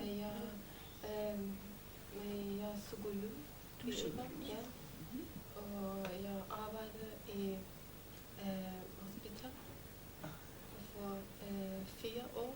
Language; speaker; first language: Danish; non-native, learner; Persian